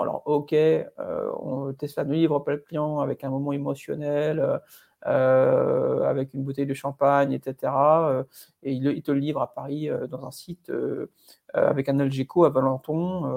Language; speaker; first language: French; native; French